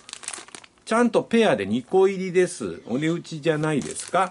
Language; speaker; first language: Japanese; native; Japanese